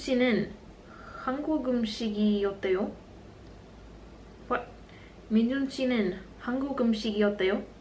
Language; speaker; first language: Korean; non-native, learner; English